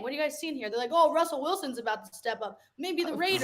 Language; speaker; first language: English; native; English